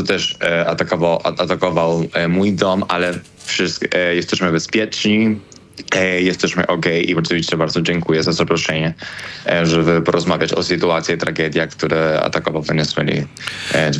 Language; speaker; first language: Polish; non-native, learner; Spanish